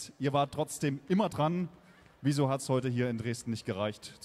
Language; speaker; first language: German; native; German